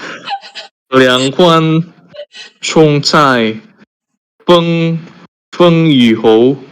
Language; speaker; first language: Chinese; non-native, learner; Indonesian